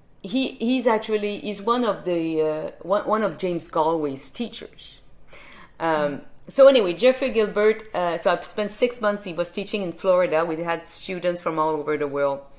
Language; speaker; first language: English; non-native, fluent; French